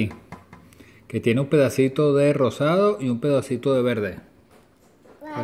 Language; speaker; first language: Spanish; native; Spanish